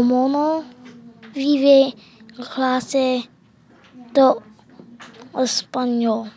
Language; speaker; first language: Spanish; non-native, learner; English